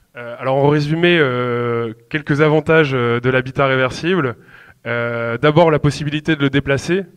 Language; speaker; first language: French; native; French